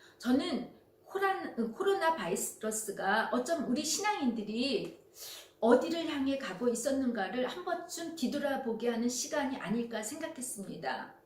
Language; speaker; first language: Korean; native; Korean